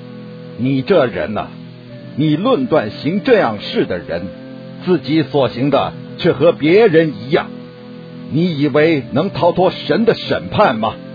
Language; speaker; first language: Chinese; native; Chinese